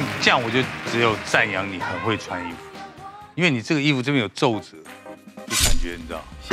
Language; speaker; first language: Chinese; native; Chinese